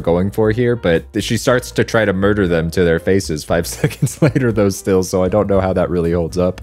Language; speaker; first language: English; native; English